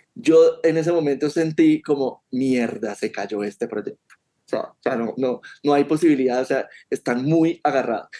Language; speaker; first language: Spanish; native; Spanish